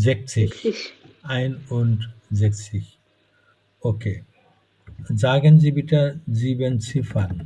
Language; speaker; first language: German; non-native, fluent; Bangla